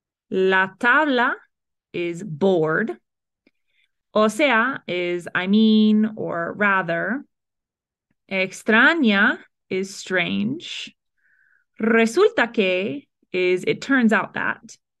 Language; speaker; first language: English; native; English